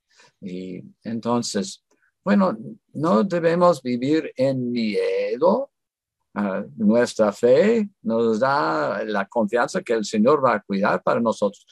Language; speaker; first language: Spanish; non-native, fluent; English